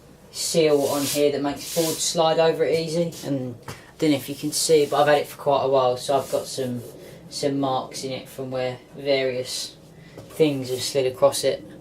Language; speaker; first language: English; native; English